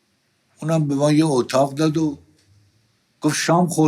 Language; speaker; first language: Persian; native; Persian